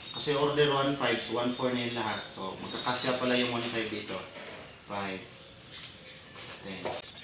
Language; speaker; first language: Filipino; non-native, local second language; Cebuano